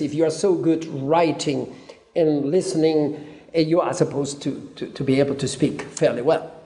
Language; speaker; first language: English; non-native, fluent; Spanish